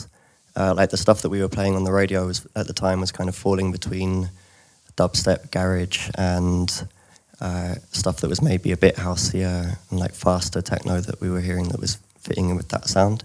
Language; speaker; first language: English; native; English